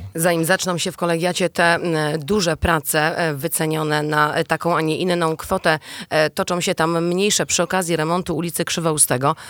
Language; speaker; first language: Polish; native; Polish